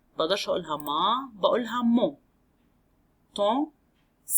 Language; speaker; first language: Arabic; native; Arabic